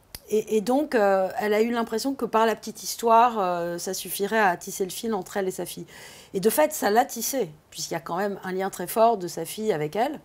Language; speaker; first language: French; native; French